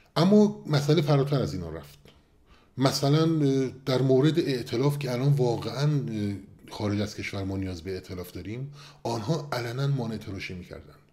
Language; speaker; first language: Persian; non-native, local second language; Kurdish